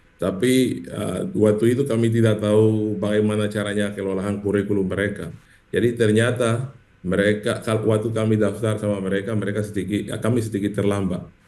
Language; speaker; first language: Indonesian; non-native, fluent; English